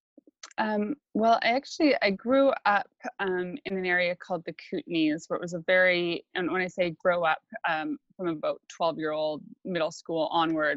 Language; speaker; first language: English; native; English